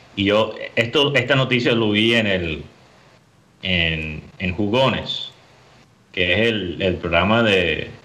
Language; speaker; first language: Spanish; early bilingual, heritage; Spanish